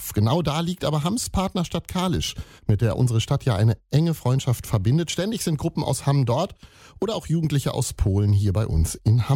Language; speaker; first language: German; native; German